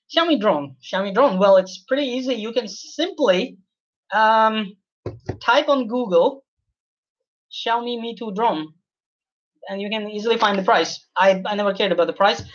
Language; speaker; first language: English; non-native, local second language; Urdu